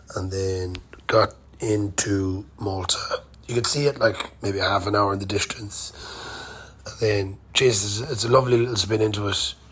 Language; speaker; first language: English; native; English